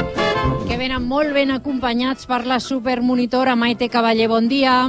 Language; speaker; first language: Catalan; native; Catalan